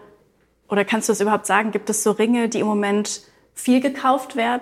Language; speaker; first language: German; native; German